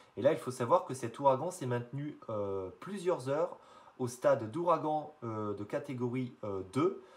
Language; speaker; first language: French; native; French